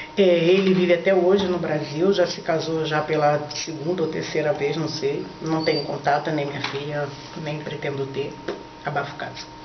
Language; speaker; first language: Portuguese; native; Portuguese